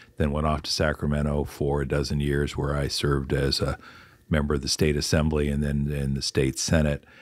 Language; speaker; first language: English; native; English